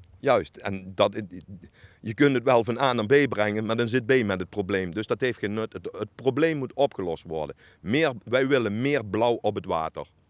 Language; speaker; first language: Dutch; native; Dutch